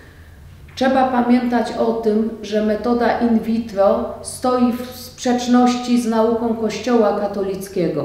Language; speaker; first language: Polish; native; Polish